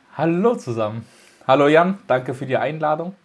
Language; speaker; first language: German; early bilingual, other home language; Russian